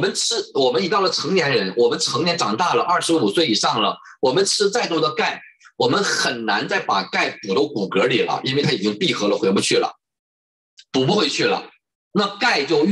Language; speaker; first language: Chinese; native; Chinese